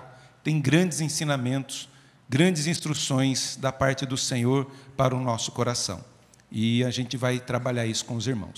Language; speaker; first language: Portuguese; native; Portuguese